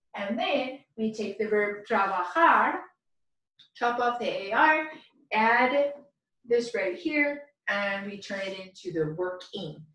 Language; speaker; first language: English; native; English